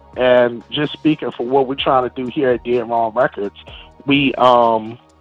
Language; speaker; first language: English; native; English